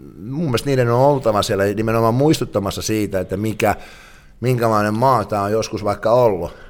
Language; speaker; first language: Finnish; native; Finnish